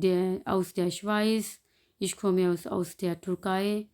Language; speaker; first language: German; non-native, fluent; Urdu